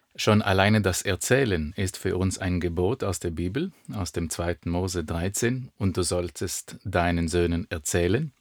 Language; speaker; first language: German; non-native, fluent; Hebrew